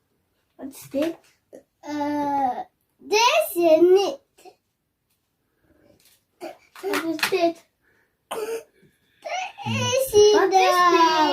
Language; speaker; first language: Dutch; non-native, learner; Tigrinya